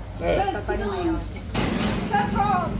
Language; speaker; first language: Korean; non-native, learner; Vietnamese